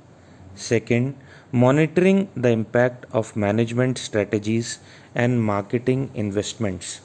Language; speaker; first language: English; non-native, local second language; Hindi